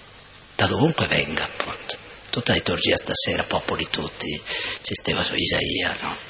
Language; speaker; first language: Italian; native; Italian